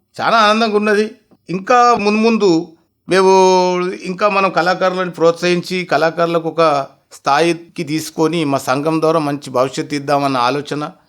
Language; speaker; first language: Telugu; native; Telugu